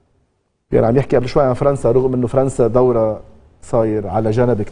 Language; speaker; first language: Arabic; native; Arabic